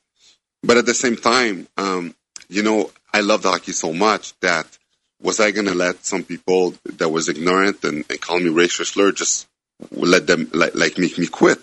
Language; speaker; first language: English; non-native, fluent; French